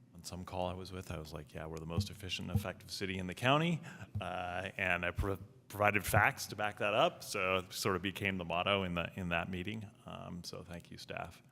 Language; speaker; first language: English; native; English